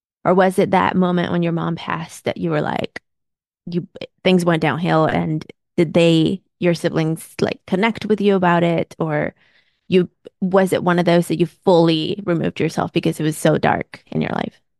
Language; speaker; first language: English; early bilingual, other home language; Spanish